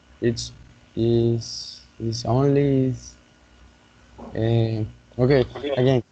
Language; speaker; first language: English; non-native, learner; Spanish